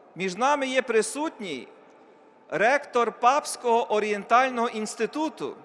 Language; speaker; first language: Ukrainian; native; Ukrainian